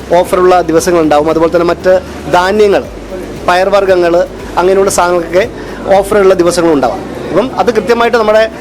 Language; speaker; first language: Malayalam; native; Malayalam